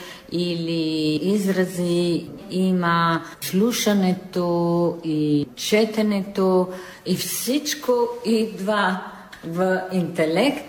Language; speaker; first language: Bulgarian; non-native, fluent; Italian